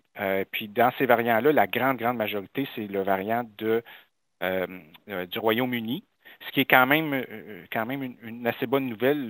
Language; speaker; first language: French; native; French